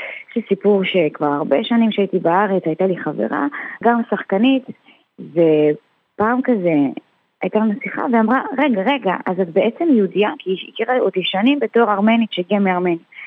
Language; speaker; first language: Hebrew; non-native, fluent; Russian